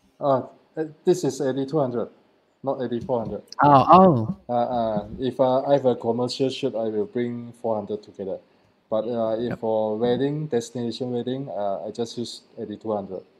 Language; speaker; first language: English; non-native, learner; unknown